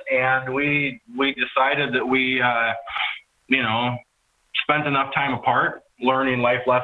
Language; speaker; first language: English; native; English